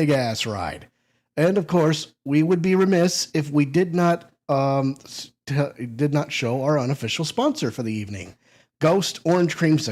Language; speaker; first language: English; native; English